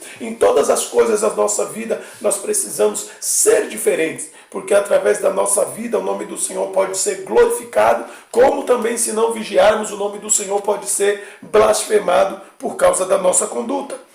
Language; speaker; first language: Portuguese; native; Portuguese